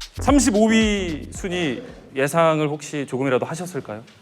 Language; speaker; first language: Korean; native; Korean